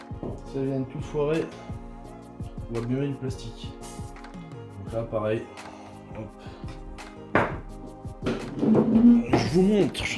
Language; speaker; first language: French; native; French